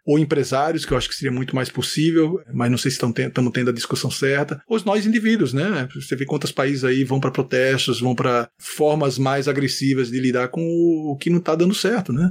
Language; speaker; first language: Portuguese; native; Portuguese